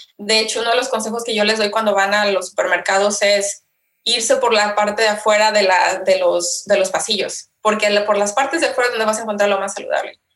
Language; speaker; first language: Spanish; native; Spanish